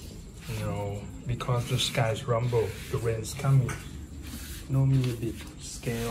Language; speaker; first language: English; non-native, local second language; Thai